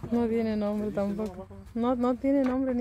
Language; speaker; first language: Spanish; native; Spanish